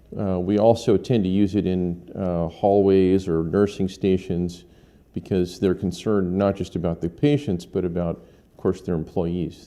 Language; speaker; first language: English; native; English